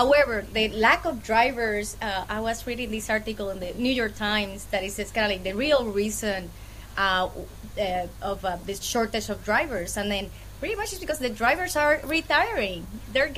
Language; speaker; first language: English; non-native, fluent; Spanish